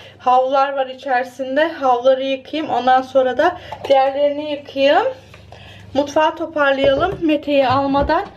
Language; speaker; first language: Turkish; early bilingual, heritage; Turkish